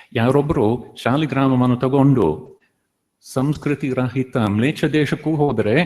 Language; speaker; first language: Kannada; non-native, fluent; Dutch